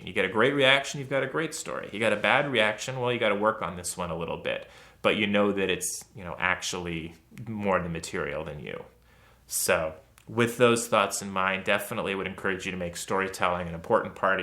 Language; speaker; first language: English; native; English